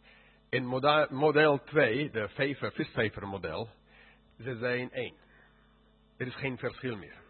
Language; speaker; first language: Dutch; non-native, fluent; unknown